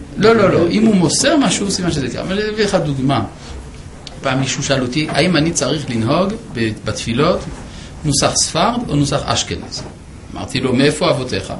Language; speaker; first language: Hebrew; non-native, fluent; French